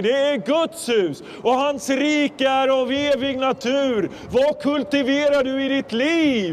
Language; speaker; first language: Swedish; non-native, fluent; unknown